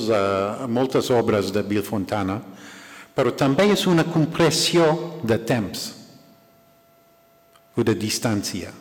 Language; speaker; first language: Catalan; non-native, learner; English